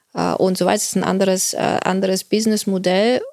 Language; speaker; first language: German; non-native, fluent; Bulgarian